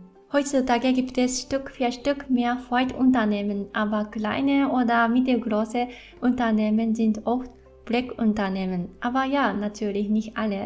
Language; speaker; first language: German; non-native, fluent; Japanese